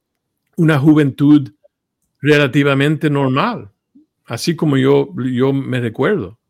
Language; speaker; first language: Spanish; early bilingual, heritage; Spanish